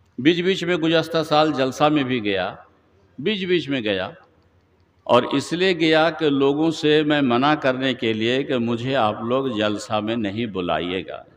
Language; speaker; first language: Urdu; non-native, local second language; Bangla